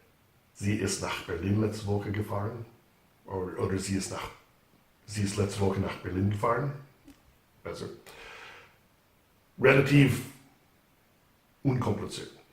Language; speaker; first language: German; non-native, fluent; English